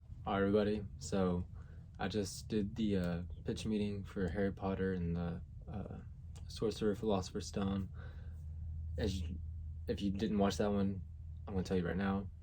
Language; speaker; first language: English; native; English